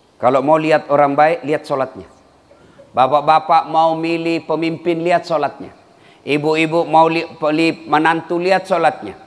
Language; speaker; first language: Indonesian; native; Indonesian